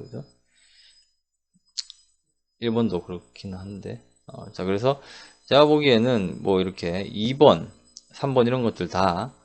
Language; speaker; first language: Korean; native; Korean